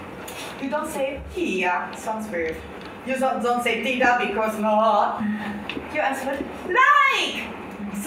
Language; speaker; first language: English; non-native, fluent; German